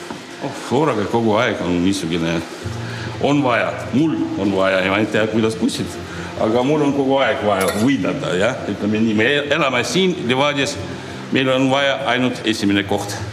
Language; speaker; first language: Estonian; non-native, local second language; Russian